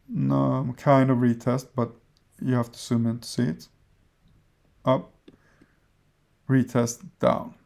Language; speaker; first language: English; non-native, fluent; Swedish